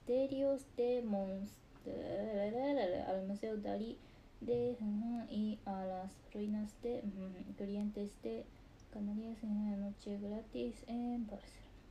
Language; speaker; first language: Spanish; non-native, learner; Japanese